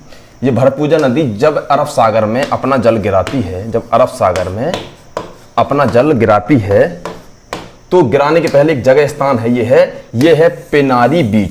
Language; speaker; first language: Hindi; native; Hindi